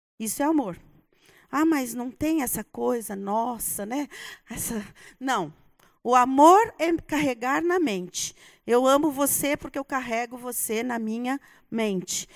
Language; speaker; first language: Portuguese; native; Portuguese